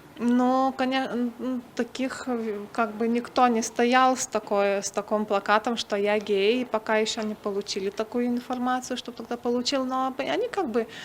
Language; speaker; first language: Russian; non-native, fluent; Lithuanian